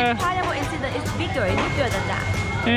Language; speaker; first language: English; non-native, learner; Vietnamese